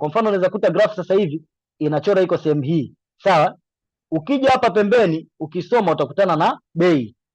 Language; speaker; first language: Swahili; native; Swahili